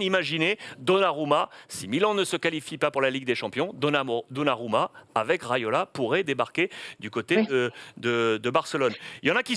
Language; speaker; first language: French; native; French